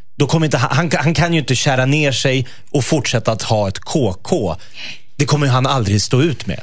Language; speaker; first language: Swedish; native; Swedish